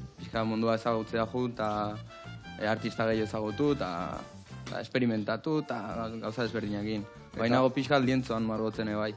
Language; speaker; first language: Basque; native; Basque